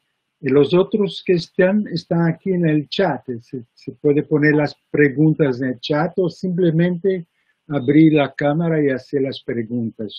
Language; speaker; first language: Spanish; non-native, fluent; Portuguese